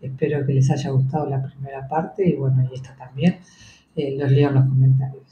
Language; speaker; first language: Spanish; native; Spanish